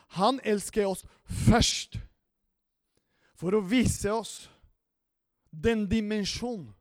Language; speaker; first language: Norwegian; non-native, fluent; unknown